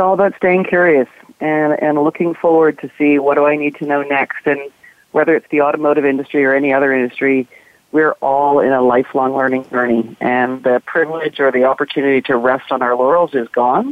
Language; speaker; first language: English; native; English